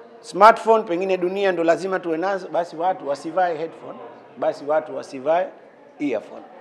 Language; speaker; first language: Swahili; native; Swahili